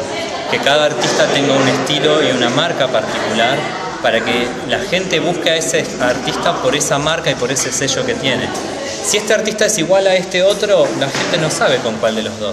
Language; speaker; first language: Spanish; native; Spanish